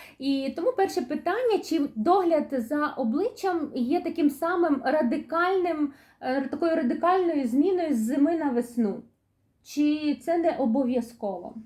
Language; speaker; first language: Ukrainian; native; Ukrainian